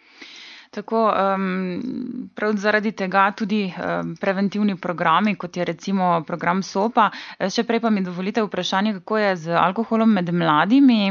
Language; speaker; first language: Slovenian; native; Slovenian